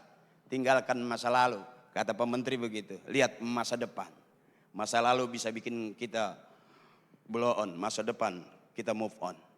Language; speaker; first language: Malay; native; Malay